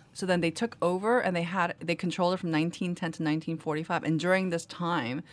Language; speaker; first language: English; early bilingual, other home language; Korean